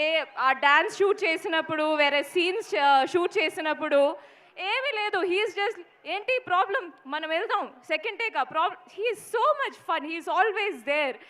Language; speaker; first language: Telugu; non-native, fluent; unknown